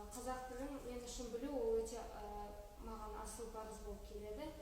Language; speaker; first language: Kazakh; non-native, local second language; Russian